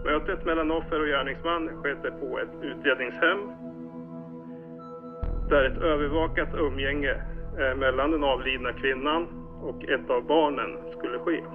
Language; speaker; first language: Swedish; native; Swedish